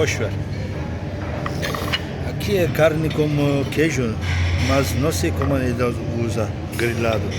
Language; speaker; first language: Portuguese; non-native, learner; Turkish